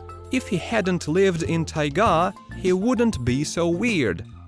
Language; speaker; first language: English; non-native, fluent; Russian